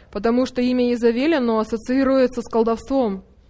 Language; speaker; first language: Russian; native; Russian